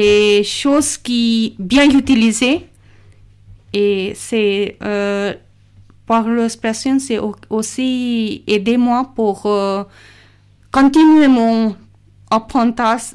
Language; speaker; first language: French; non-native, learner; Urdu